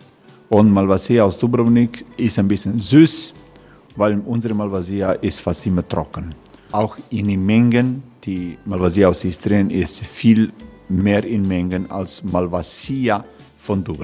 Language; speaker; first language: German; non-native, fluent; Croatian